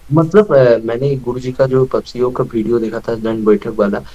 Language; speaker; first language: Hindi; non-native, local second language; Bangla